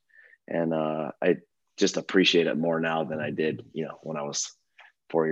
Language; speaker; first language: English; native; English